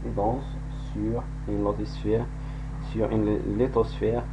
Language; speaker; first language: French; non-native, local second language; Arabic